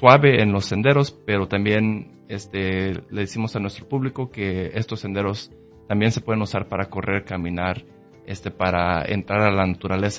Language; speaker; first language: Spanish; early bilingual, heritage; Spanish